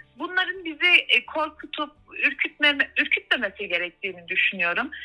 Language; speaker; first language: Turkish; early bilingual, heritage; Turkish